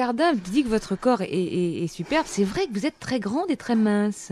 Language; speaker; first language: French; native; French